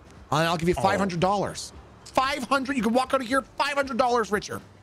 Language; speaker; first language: English; native; English